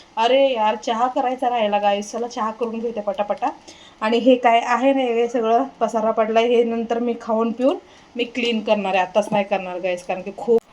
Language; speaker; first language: Marathi; non-native, local second language; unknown